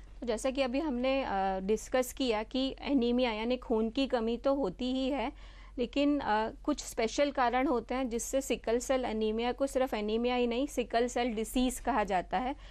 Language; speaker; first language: Hindi; non-native, local second language; Gujarati